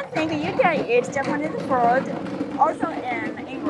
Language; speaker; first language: English; non-native, learner; Japanese